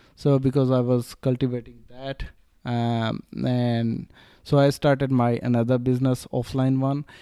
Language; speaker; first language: English; non-native, local second language; Punjabi